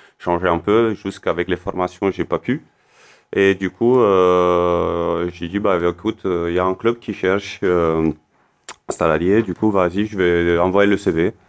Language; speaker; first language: French; non-native, fluent; Romanian